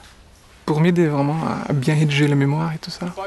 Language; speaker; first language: French; non-native, fluent; Portuguese